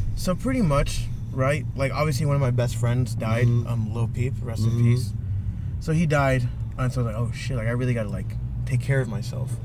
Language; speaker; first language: English; native; English